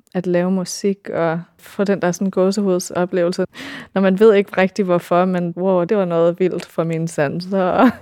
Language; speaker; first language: Danish; early bilingual, other home language; English